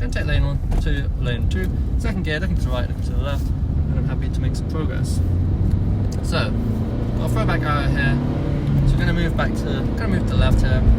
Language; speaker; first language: English; native; English